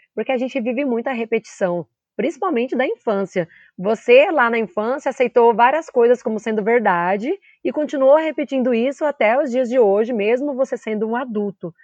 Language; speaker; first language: Portuguese; native; Portuguese